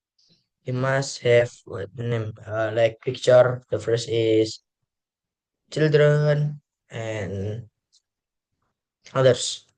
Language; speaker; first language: English; non-native, learner; Indonesian